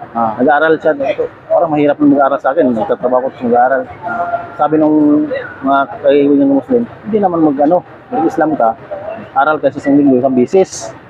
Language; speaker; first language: Filipino; non-native, local second language; Cebuano